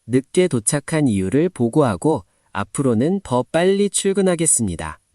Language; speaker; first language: Korean; non-native, learner; Nepali